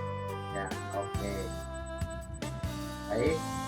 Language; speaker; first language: Indonesian; native; Indonesian